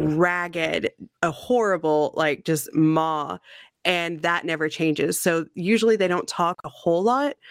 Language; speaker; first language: English; native; English